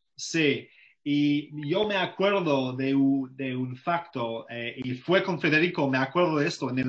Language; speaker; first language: Spanish; non-native, fluent; English